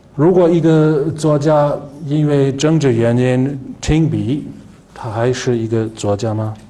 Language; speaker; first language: Chinese; non-native, fluent; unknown